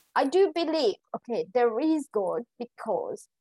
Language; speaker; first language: English; non-native, local second language; Gujarati